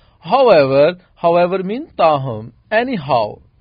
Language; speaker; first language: English; non-native, local second language; Urdu